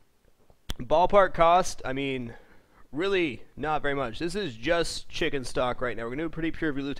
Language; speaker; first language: English; native; English